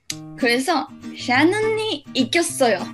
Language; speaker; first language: Korean; non-native, learner; English